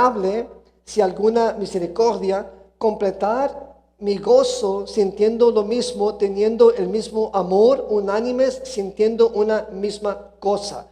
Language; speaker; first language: Spanish; early bilingual, heritage; Spanish